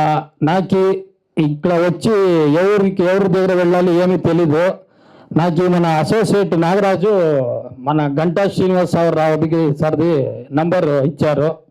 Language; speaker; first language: Telugu; non-native, learner; Kannada